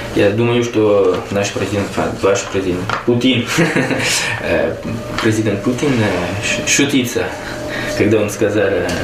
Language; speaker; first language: Russian; non-native, learner; French